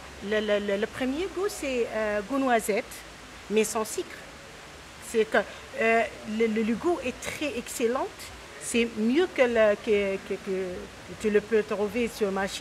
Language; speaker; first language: French; non-native, local second language; Arabic